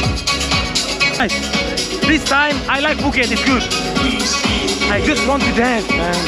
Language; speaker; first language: English; non-native, learner; Portuguese